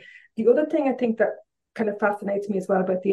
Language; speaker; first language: English; native; English